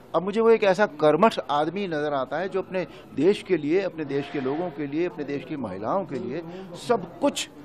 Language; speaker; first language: Hindi; native; Hindi